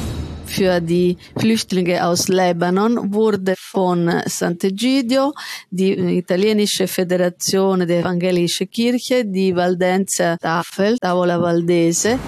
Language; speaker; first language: German; non-native, fluent; Italian